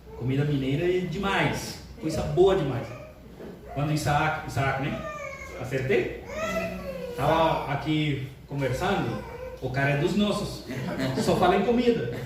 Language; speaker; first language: Portuguese; non-native, fluent; Spanish